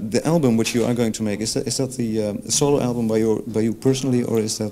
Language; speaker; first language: English; non-native, fluent; Dutch